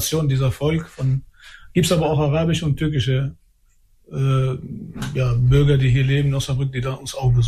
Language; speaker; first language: German; early bilingual, other home language; Albanian